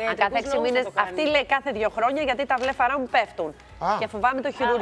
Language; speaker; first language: Greek; native; Greek